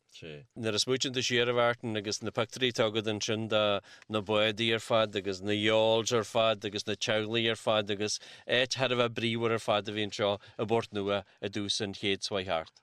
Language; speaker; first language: Irish; native; Irish